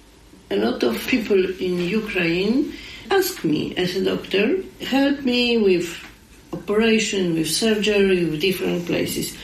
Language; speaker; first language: English; non-native, learner; Polish